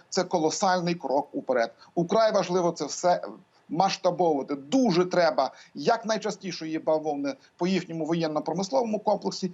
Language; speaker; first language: Ukrainian; native; Ukrainian